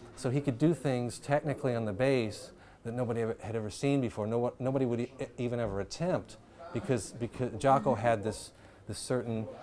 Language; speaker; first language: English; native; English